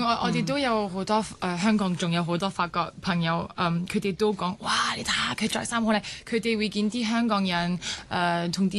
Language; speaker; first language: Cantonese; early bilingual, other home language; French